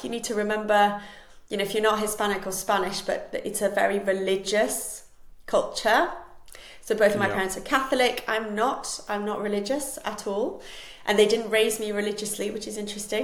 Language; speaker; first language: English; non-native, fluent; Spanish